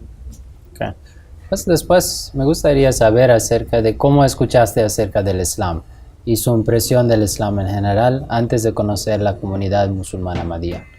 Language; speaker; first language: Spanish; non-native, fluent; English